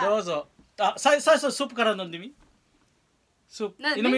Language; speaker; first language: Japanese; non-native, learner; Filipino